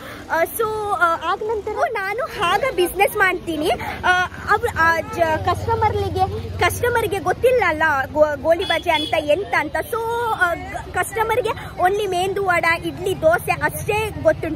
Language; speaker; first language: Kannada; non-native, local second language; Tulu